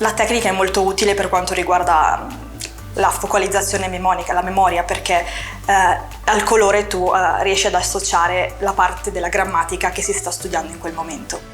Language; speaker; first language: Italian; native; Italian